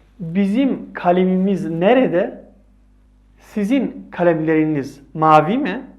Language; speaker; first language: Turkish; non-native, fluent; Persian